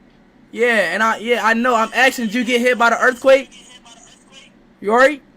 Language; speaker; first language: English; native; English